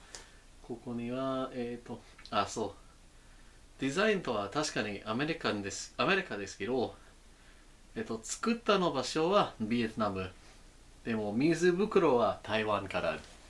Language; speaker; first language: Japanese; non-native, learner; English